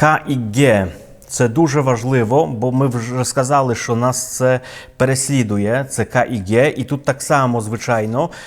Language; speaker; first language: Ukrainian; non-native, fluent; Polish